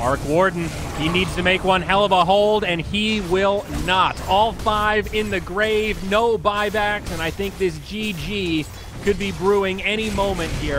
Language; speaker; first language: English; native; English